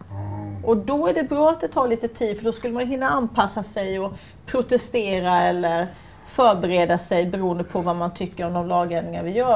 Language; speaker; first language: Swedish; native; Swedish